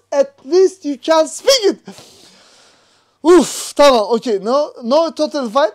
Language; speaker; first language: English; non-native, learner; Turkish